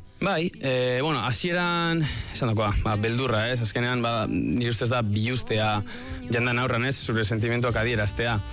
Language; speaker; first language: Basque; native; Basque